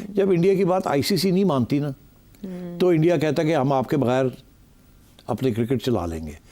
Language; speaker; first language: Urdu; non-native, local second language; Punjabi